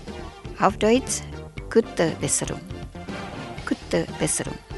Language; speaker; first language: German; non-native, fluent; Indonesian